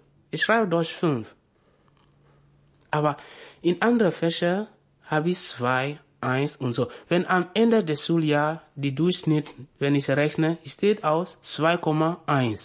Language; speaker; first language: German; early bilingual, other home language; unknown